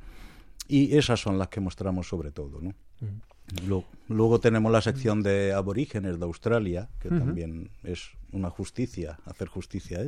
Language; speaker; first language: Spanish; non-native, fluent; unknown